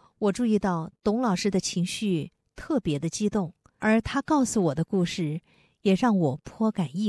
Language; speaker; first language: Chinese; native; Chinese